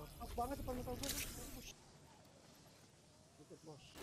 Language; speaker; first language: Indonesian; native; Indonesian